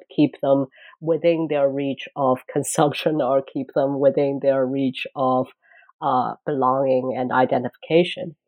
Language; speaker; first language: English; non-native, fluent; Chinese